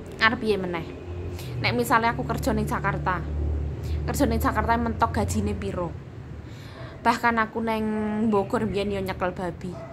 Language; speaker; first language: Indonesian; non-native, local second language; Javanese